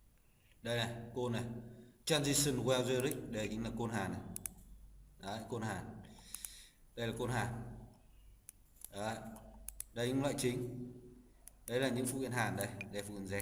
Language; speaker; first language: Vietnamese; native; Vietnamese